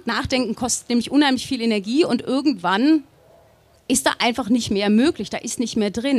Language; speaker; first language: German; native; German